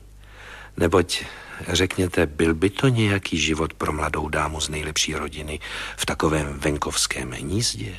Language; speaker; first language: Czech; native; Czech